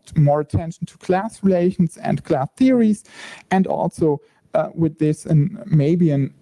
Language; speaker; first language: English; non-native, fluent; German